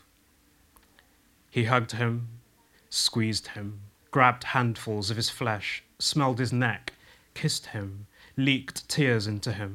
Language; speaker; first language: English; native; English